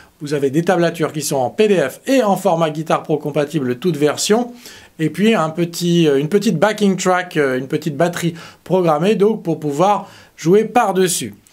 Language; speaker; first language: French; native; French